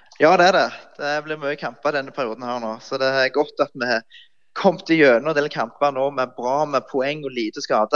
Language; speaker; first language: Norwegian; native; Norwegian